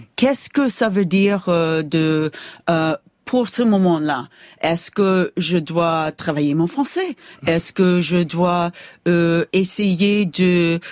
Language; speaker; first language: French; non-native, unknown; English